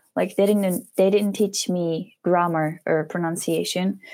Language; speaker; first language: English; non-native, fluent; Japanese